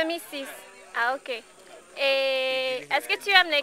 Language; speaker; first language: French; non-native, learner; English